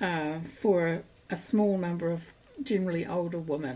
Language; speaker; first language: English; native; English